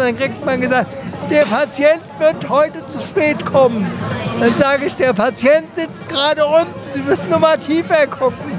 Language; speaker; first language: German; native; German